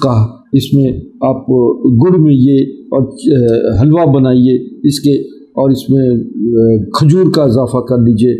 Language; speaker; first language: Urdu; native; Urdu